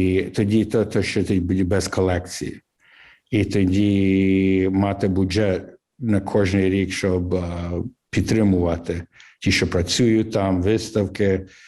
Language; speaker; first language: Ukrainian; early bilingual, heritage; English